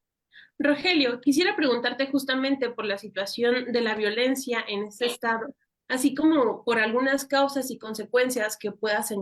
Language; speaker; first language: Spanish; native; Spanish